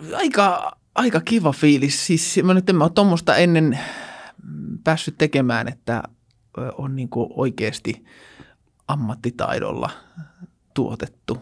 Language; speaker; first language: Finnish; native; Finnish